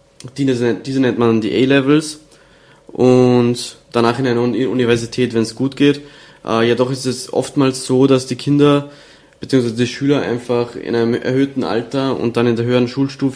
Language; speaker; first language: German; native; German